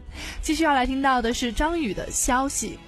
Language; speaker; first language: Chinese; native; Chinese